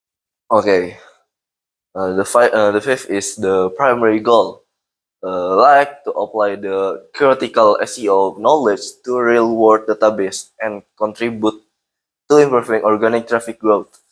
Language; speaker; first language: English; non-native, learner; Indonesian